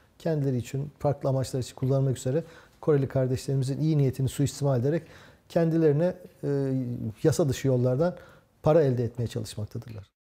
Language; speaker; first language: Turkish; native; Turkish